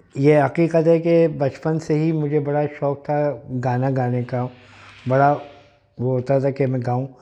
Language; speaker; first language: Urdu; native; Urdu